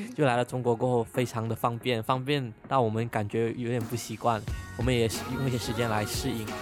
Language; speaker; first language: Chinese; non-native, local second language; Cantonese